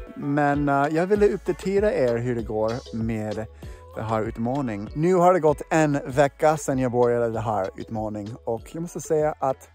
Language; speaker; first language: Swedish; non-native, fluent; English